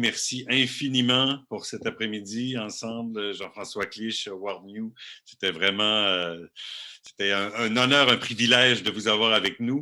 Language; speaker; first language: French; native; French